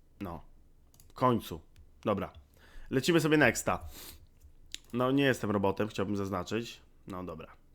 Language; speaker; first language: Polish; native; Polish